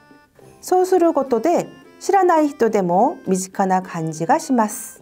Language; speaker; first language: Japanese; non-native, fluent; Korean